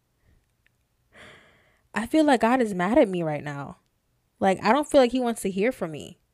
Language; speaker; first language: English; native; English